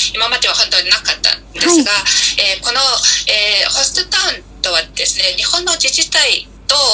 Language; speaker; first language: Japanese; non-native, fluent; Mongolian